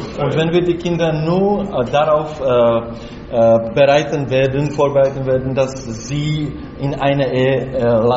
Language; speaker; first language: German; non-native, learner; Slovak